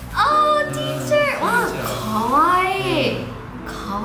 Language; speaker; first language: Japanese; non-native, learner; English